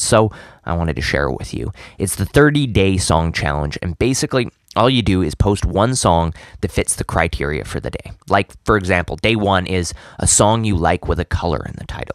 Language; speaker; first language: English; native; English